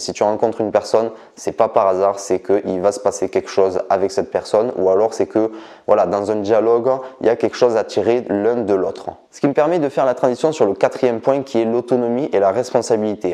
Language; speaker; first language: French; native; French